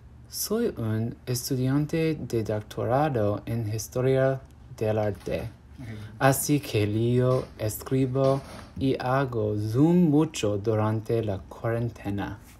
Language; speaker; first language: Spanish; non-native, learner; English